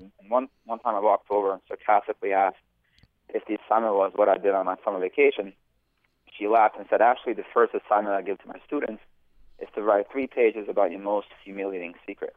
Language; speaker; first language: English; early bilingual, other home language; Bosnian